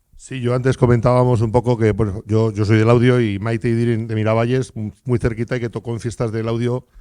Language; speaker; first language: Spanish; native; Spanish